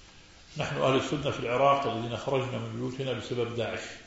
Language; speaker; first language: Arabic; native; Arabic